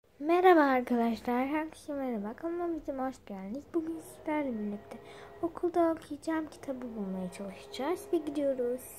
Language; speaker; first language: Turkish; early bilingual, heritage; Turkish